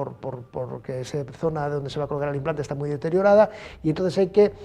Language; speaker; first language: Spanish; native; Spanish